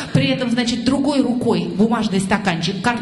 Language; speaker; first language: Russian; native; Russian